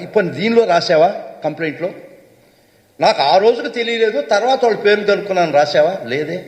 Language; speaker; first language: Telugu; native; Telugu